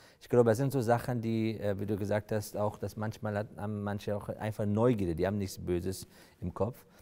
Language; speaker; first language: German; early bilingual, other home language; Persian